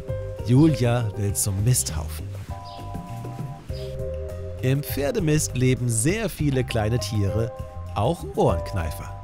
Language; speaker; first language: German; native; German